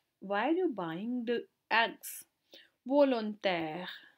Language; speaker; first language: English; non-native, local second language; Hindi